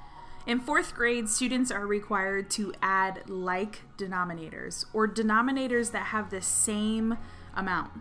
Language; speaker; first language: English; native; English